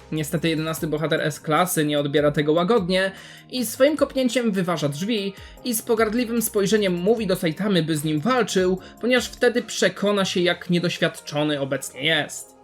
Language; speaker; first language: Polish; native; Polish